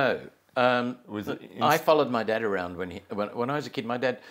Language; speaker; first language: English; native; English